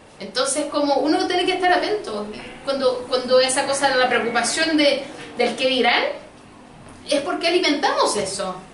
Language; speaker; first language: Spanish; early bilingual, other home language; Portuguese